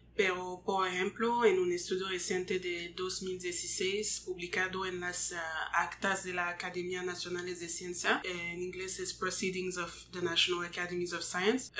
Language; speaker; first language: Spanish; non-native, fluent; English